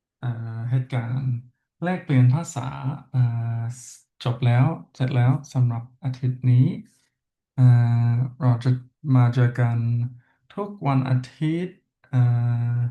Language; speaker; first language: Thai; non-native, learner; English